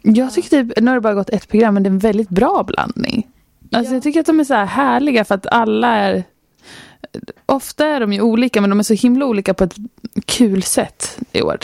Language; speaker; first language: Swedish; native; Swedish